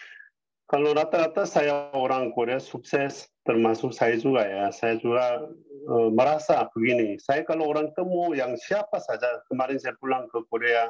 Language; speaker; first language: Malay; non-native, learner; Korean